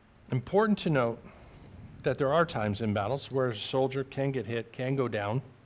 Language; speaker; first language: English; native; English